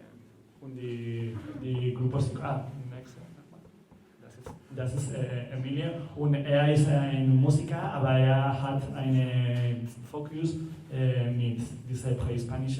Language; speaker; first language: German; non-native, learner; Spanish